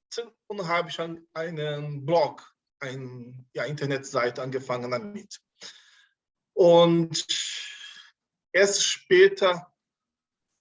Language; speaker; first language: German; non-native, fluent; Portuguese